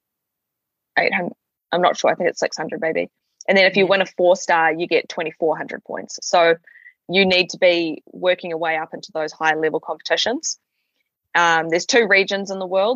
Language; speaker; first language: English; native; English